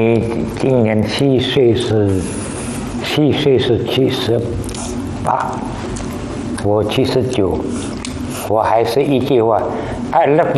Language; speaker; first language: Chinese; early bilingual, heritage; Chinese